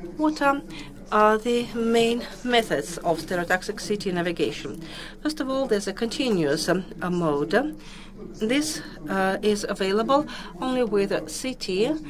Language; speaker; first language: English; non-native, fluent; Russian